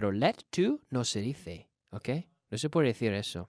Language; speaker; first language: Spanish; non-native, fluent; English